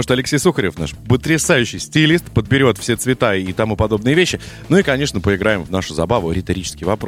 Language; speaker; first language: Russian; native; Russian